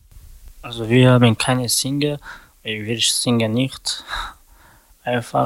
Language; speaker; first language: German; non-native, learner; Romany